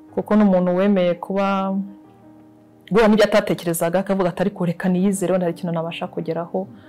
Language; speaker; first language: Kinyarwanda; early bilingual, heritage; Kinyarwanda